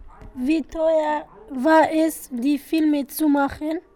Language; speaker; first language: German; non-native, learner; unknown